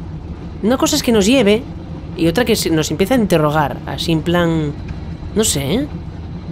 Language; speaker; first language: Spanish; native; Spanish